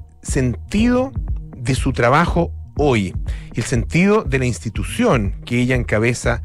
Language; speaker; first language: Spanish; native; Spanish